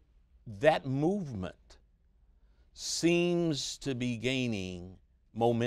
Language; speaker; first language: English; native; English